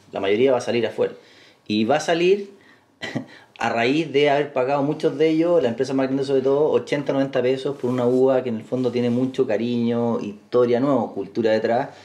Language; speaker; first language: Spanish; native; Spanish